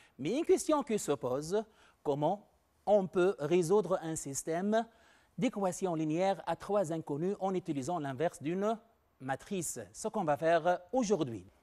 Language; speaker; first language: French; non-native, local second language; Arabic